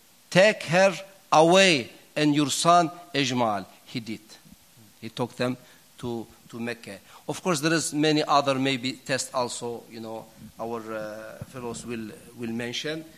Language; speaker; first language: English; non-native, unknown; Turkish